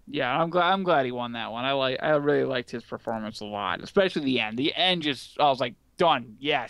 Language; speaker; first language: English; native; English